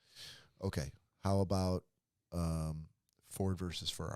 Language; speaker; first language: English; native; English